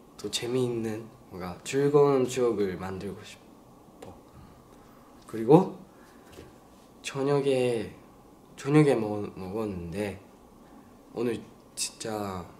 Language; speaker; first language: Korean; non-native, learner; Japanese